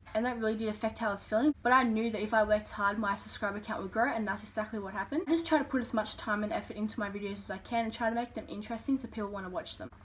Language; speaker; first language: English; native; English